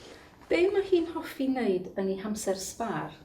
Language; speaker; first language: Welsh; native; Welsh